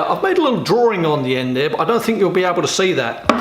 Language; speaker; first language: English; native; English